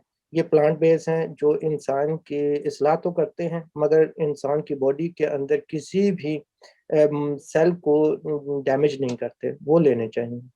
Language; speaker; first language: Urdu; native; Urdu